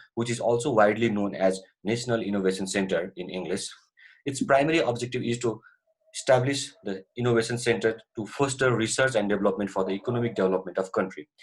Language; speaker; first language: English; non-native, local second language; Nepali